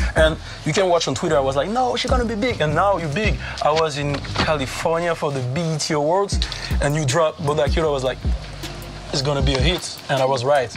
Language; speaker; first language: English; non-native, fluent; French